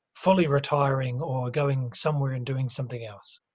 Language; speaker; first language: English; native; English